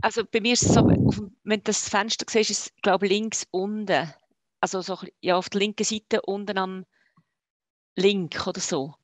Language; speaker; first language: German; native; German